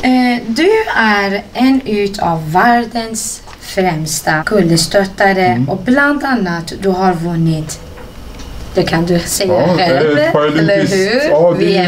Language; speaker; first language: Swedish; non-native, fluent; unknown